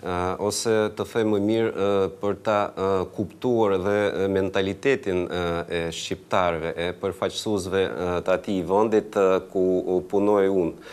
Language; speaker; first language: Albanian; non-native, fluent; Russian